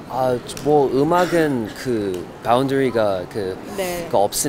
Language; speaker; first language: Korean; non-native, fluent; English